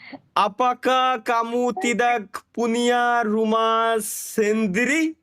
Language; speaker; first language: Indonesian; non-native, learner; Bangla